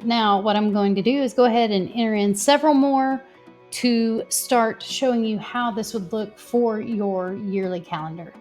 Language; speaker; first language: English; native; English